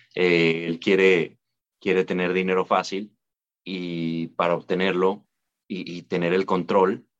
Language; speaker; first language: Spanish; native; Spanish